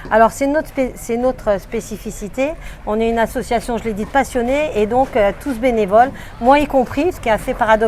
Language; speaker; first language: French; native; French